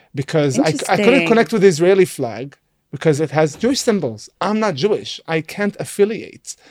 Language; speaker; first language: English; non-native, fluent; Arabic